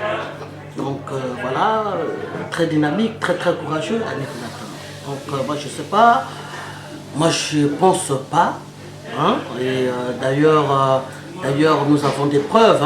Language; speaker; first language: French; non-native, local second language; Lingala